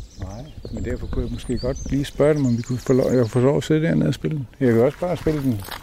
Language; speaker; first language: Danish; native; Danish